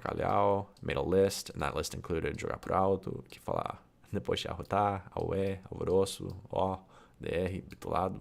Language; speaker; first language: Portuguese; non-native, fluent; English